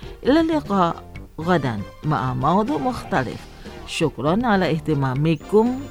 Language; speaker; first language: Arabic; non-native, fluent; Indonesian